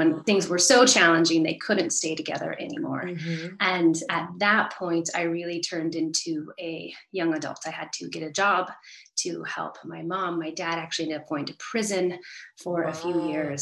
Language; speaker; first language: English; native; English